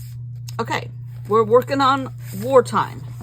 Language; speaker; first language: English; native; English